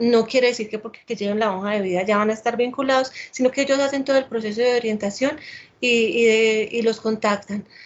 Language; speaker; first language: Spanish; native; Spanish